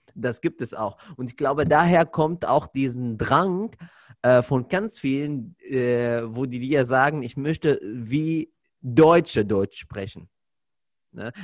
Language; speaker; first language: German; non-native, fluent; Arabic